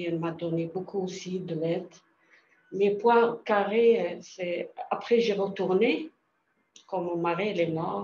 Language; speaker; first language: French; non-native, learner; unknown